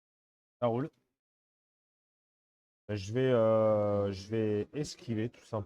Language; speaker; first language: French; native; French